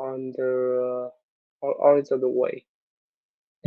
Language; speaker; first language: English; non-native, learner; Vietnamese